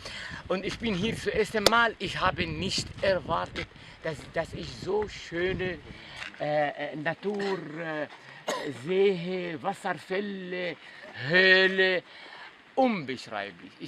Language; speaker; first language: German; non-native, fluent; Arabic